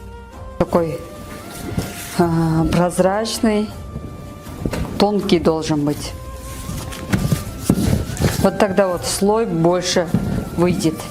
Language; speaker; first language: Russian; non-native, local second language; Kyrgyz